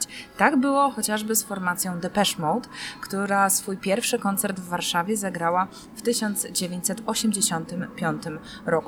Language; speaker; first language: Polish; native; Polish